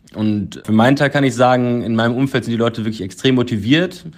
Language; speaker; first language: German; native; German